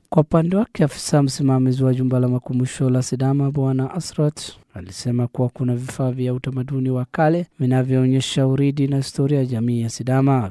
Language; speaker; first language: Swahili; non-native, fluent; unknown